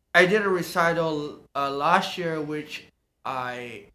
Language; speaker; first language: English; non-native, local second language; Cantonese